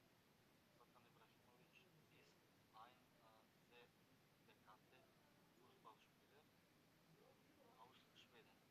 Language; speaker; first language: German; non-native, learner; Macedonian